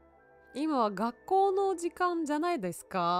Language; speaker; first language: Japanese; non-native, learner; Russian